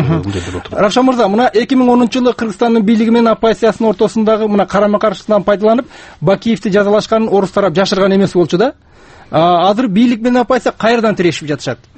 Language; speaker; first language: Kyrgyz; native; Kyrgyz